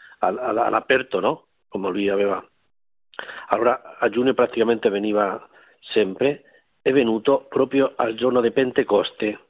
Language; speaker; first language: Italian; non-native, fluent; Spanish